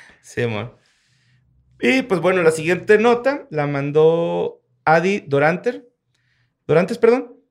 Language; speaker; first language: Spanish; native; Spanish